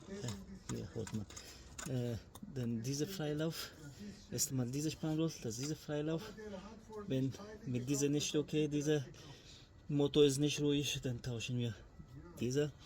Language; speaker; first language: German; non-native, learner; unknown